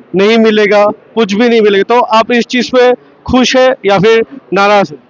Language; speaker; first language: Hindi; non-native, local second language; Bangla